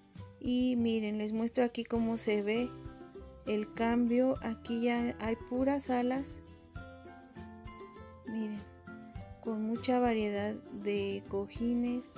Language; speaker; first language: Spanish; native; Spanish